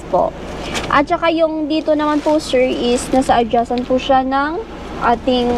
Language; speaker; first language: Filipino; non-native, local second language; Hiligaynon